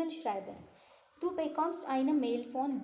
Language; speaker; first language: German; non-native, fluent; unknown